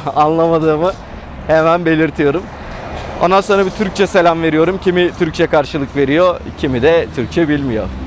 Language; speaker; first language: Turkish; native; Turkish